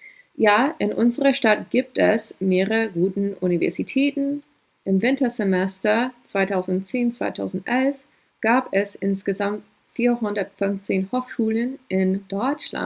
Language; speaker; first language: German; non-native, fluent; English